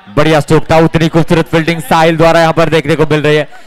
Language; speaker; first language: Hindi; non-native, local second language; Marathi